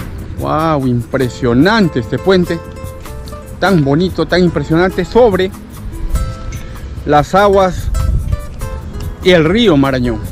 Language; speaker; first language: Spanish; native; Spanish